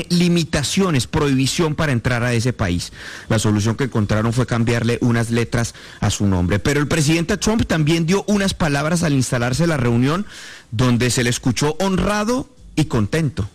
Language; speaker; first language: Spanish; native; Spanish